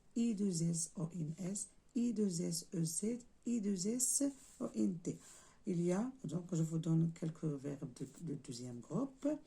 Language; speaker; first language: French; non-native, local second language; Arabic